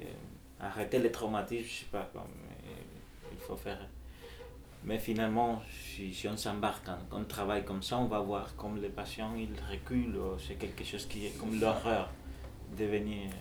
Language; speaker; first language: French; non-native, fluent; Spanish